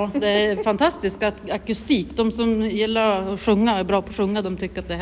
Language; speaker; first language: Swedish; native; Swedish